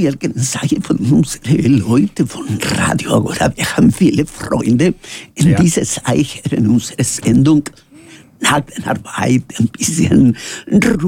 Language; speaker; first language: German; non-native, learner; Spanish